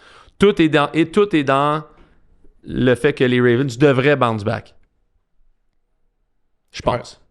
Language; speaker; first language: French; native; French